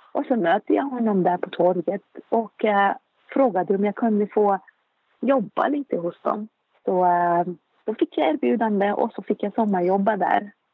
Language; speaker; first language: Swedish; non-native, fluent; Arabic